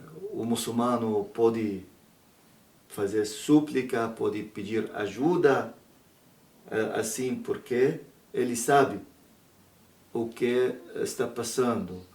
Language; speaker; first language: Portuguese; non-native, learner; Arabic